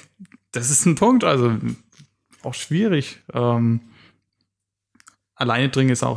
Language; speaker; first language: German; native; German